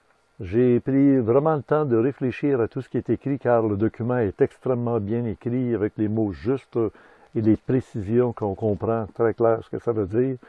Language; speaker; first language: French; native; French